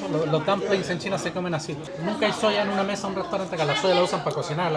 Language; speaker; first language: Spanish; native; Spanish